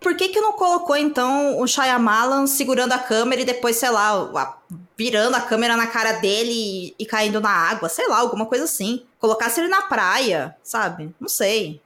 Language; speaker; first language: Portuguese; native; Portuguese